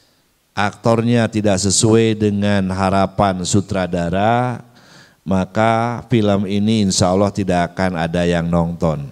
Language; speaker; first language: Indonesian; native; Indonesian